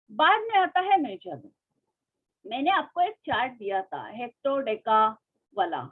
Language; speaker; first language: Hindi; non-native, local second language; Marathi